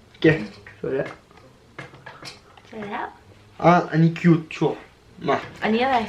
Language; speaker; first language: Thai; non-native, learner; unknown